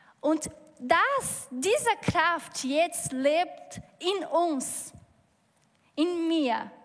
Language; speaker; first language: German; non-native, learner; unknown